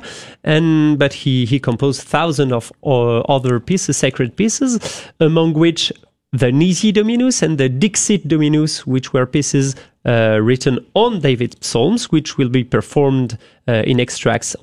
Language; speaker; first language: English; non-native, fluent; French